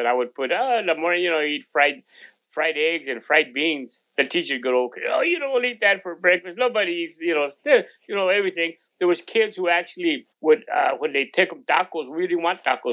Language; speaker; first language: English; non-native, local second language; Spanish